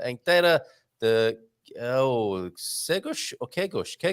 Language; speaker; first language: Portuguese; non-native, learner; English